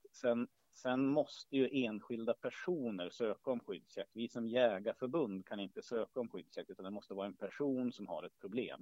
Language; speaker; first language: Swedish; native; Swedish